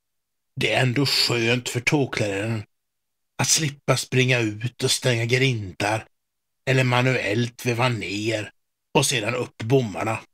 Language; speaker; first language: Swedish; native; Swedish